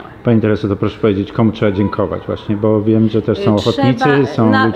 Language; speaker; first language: Polish; native; Polish